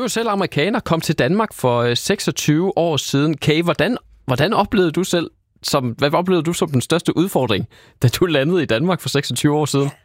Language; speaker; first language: Danish; native; Danish